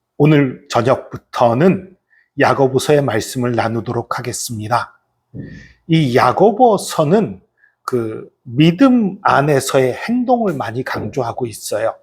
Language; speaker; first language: Korean; native; Korean